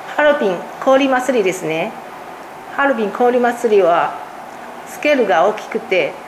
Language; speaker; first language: Japanese; native; Japanese